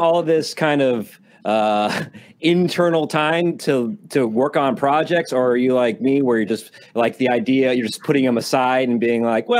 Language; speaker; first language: English; non-native, local second language; Filipino